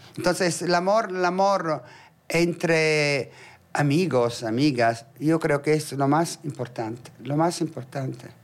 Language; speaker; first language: Spanish; non-native, fluent; Italian